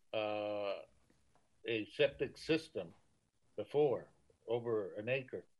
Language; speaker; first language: English; early bilingual, other home language; Spanish